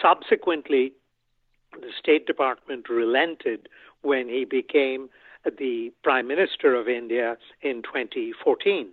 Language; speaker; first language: English; non-native, local second language; Bangla